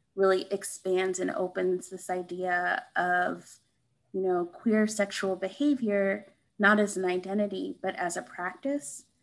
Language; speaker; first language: English; native; English